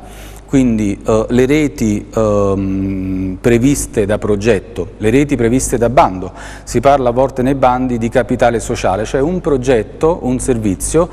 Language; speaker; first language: Italian; native; Italian